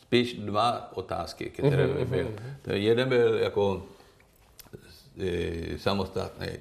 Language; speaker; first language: Czech; non-native, learner; Swedish